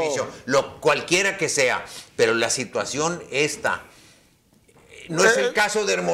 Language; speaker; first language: Spanish; native; Spanish